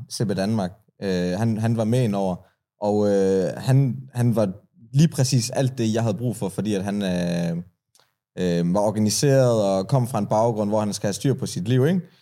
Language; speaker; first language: Danish; early bilingual, other home language; Persian